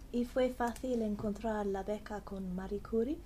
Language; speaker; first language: Spanish; non-native, learner; English